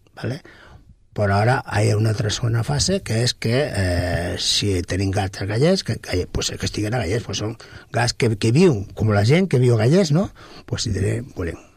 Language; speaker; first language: Catalan; non-native, local second language; Spanish